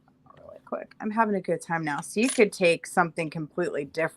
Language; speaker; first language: English; native; English